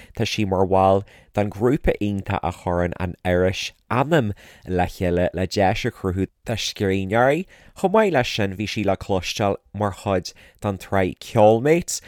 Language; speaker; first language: Irish; native; Irish